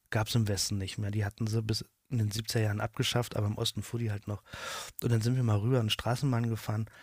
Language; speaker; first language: German; native; German